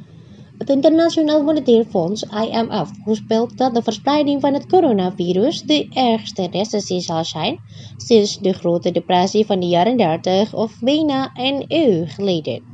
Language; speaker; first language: Dutch; non-native, fluent; Indonesian